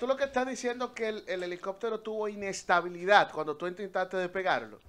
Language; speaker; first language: Spanish; native; Spanish